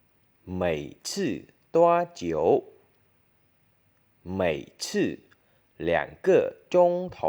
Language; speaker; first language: Chinese; non-native, learner; Khmer